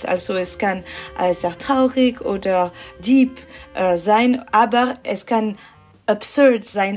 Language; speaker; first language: German; non-native, local second language; French